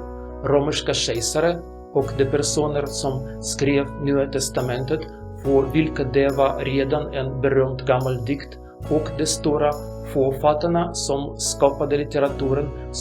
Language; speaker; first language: Swedish; non-native, learner; Russian